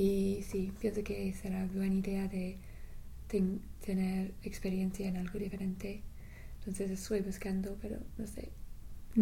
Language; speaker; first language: Spanish; non-native, fluent; English